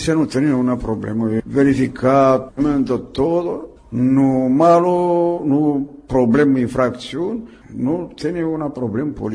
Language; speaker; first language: Spanish; non-native, learner; Romanian